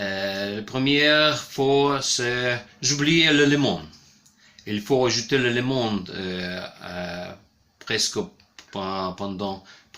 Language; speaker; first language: French; non-native, learner; Ukrainian